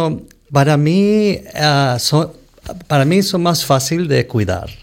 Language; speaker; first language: Spanish; early bilingual, heritage; Spanish